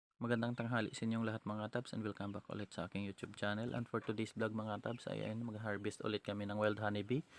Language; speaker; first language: Filipino; non-native, local second language; Hiligaynon